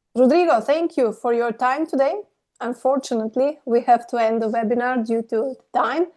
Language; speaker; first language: English; non-native, fluent; Slovenian